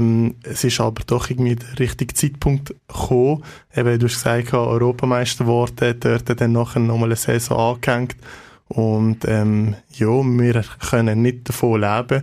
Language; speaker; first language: German; native; German